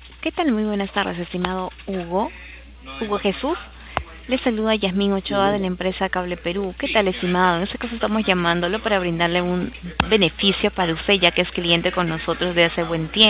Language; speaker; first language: Spanish; native; Spanish